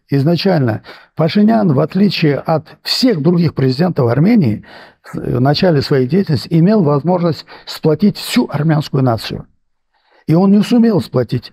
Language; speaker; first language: Russian; non-native, local second language; Armenian